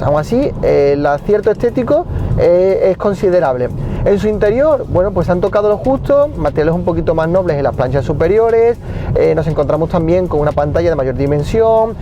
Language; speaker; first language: Spanish; native; Spanish